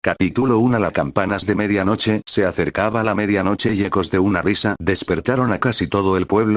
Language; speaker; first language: Spanish; native; Spanish